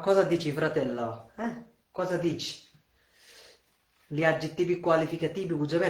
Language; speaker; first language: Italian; non-native, fluent; Bangla